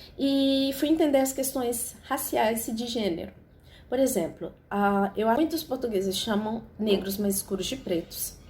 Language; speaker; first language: Portuguese; native; Portuguese